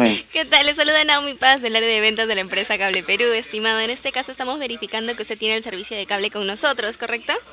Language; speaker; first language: Spanish; native; Spanish